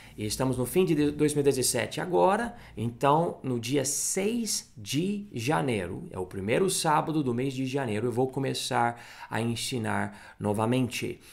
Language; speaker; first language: Portuguese; non-native, fluent; English